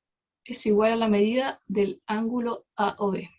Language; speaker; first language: Spanish; native; Spanish